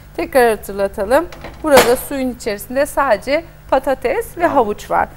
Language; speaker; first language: Turkish; native; Turkish